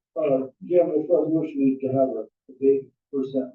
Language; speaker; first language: English; native; English